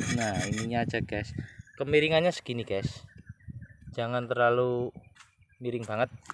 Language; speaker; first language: Indonesian; non-native, local second language; Javanese